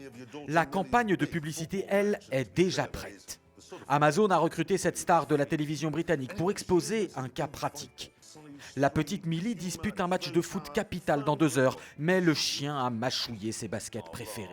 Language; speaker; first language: French; native; French